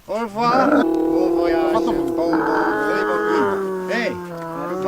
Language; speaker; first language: French; non-native, learner; English